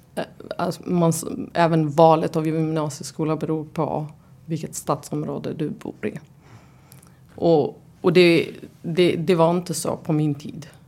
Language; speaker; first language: Swedish; early bilingual, other home language; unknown